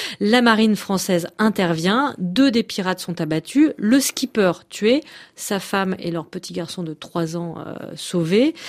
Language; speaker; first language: French; native; French